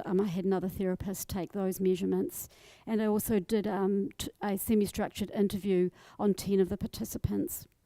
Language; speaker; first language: English; native; English